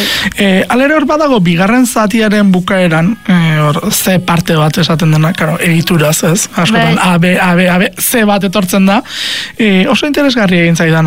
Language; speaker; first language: Basque; native; Basque